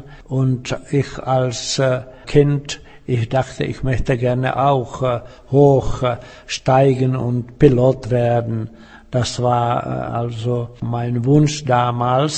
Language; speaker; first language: German; non-native, fluent; Czech